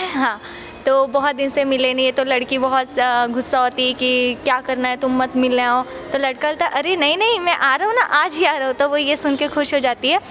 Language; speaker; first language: Hindi; native; Hindi